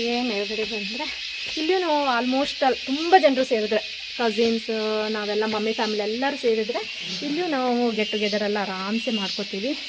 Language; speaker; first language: Kannada; non-native, local second language; Kodava